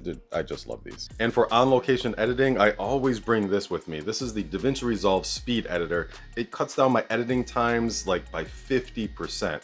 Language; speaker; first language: English; native; English